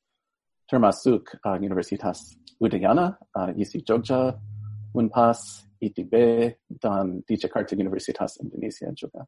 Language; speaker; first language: Indonesian; non-native, fluent; English